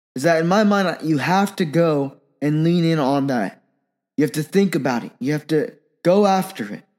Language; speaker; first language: English; native; English